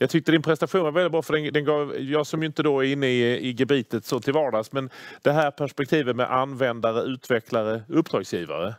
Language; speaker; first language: Swedish; native; Swedish